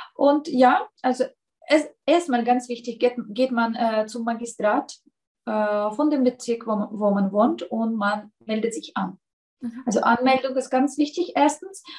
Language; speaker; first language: German; non-native, fluent; Russian